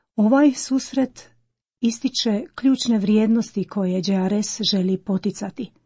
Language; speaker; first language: Croatian; native; Croatian